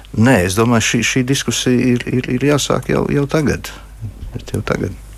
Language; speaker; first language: Latvian; native; Latvian